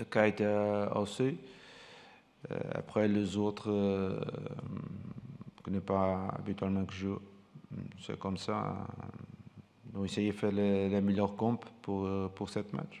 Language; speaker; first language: French; non-native, fluent; Portuguese